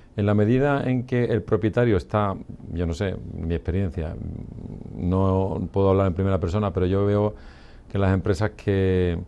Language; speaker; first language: Spanish; native; Spanish